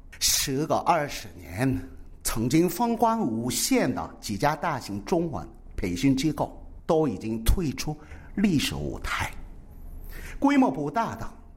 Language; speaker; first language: Chinese; non-native, fluent; Korean